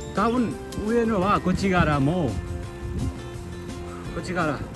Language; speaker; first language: Japanese; non-native, learner; Nepali